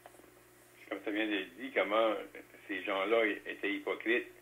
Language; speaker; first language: French; native; French